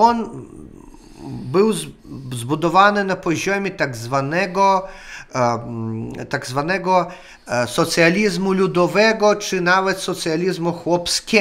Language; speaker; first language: Polish; non-native, learner; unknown